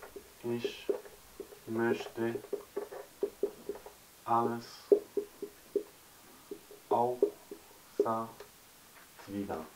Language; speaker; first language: German; non-native, fluent; Arabic